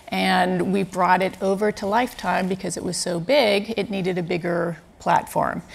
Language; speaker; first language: English; native; English